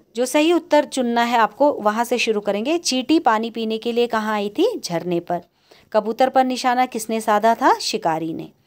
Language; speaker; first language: Hindi; native; Hindi